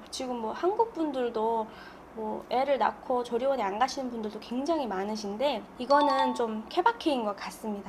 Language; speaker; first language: Korean; native; Korean